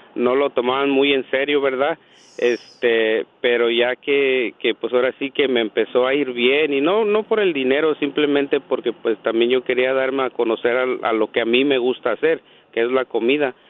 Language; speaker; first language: Spanish; native; Spanish